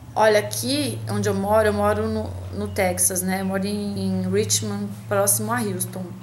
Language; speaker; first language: Portuguese; native; Portuguese